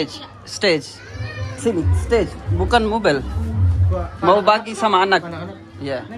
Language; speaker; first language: Indonesian; non-native, learner; Urdu